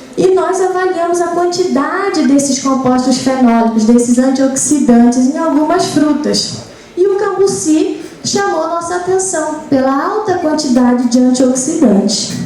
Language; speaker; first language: Portuguese; native; Portuguese